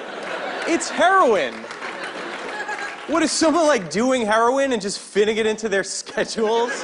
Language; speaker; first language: English; native; English